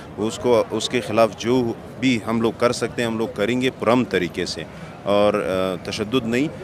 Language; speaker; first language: Urdu; non-native, local second language; Pashto